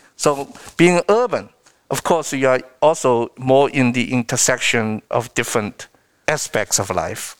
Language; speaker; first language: English; non-native, fluent; Chinese